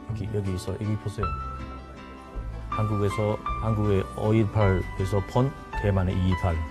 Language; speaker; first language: Korean; non-native, fluent; Chinese